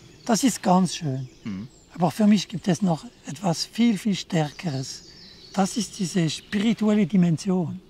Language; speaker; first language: German; non-native, local second language; French